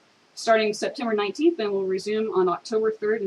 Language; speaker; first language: English; native; English